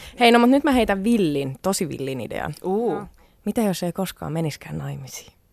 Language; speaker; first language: Finnish; early bilingual, other home language; Sinhala